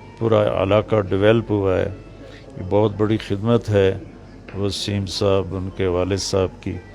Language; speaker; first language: Urdu; non-native, local second language; Punjabi